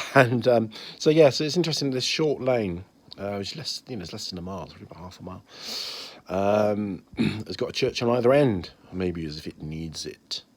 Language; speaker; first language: English; native; English